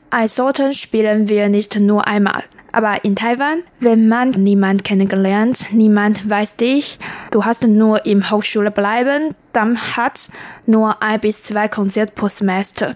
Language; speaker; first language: German; non-native, learner; Chinese